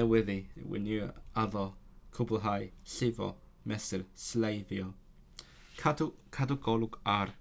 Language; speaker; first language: Welsh; non-native, learner; Cantonese